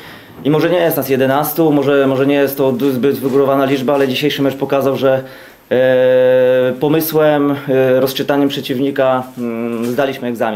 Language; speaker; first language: Polish; native; Polish